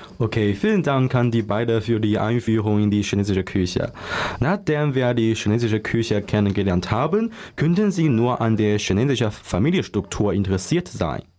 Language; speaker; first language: German; non-native, learner; Chinese